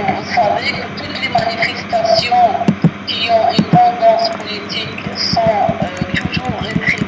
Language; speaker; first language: French; non-native, local second language; Arabic